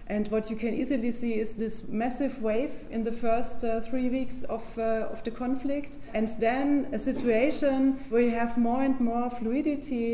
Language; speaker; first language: English; non-native, fluent; German